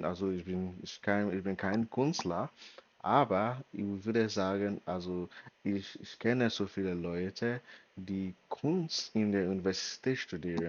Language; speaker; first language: German; non-native, learner; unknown